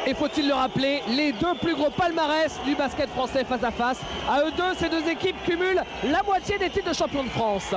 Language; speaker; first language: French; native; French